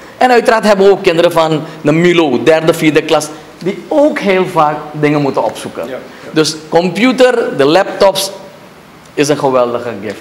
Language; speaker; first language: Dutch; native; Dutch